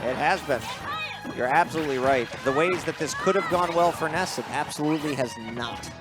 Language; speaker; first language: English; native; English